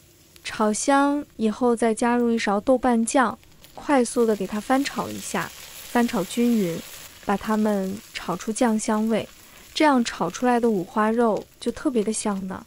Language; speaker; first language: Chinese; native; Chinese